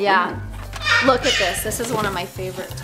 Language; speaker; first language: English; native; English